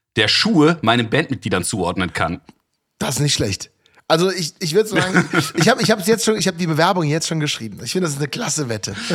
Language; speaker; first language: German; native; German